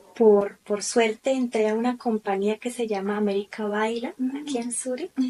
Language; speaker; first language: Spanish; non-native, fluent; German